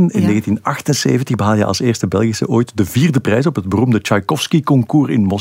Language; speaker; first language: Dutch; native; Dutch